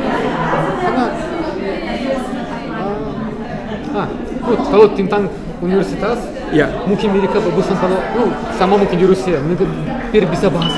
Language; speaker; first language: Indonesian; non-native, fluent; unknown